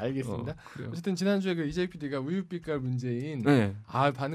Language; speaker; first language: Korean; native; Korean